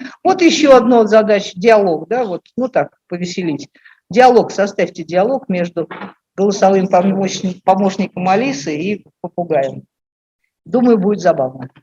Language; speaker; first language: Russian; native; Russian